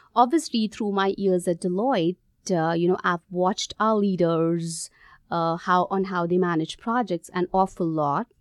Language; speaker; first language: English; non-native, local second language; Hindi